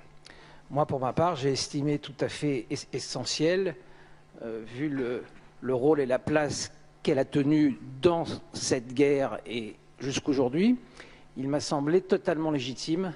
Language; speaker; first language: French; native; French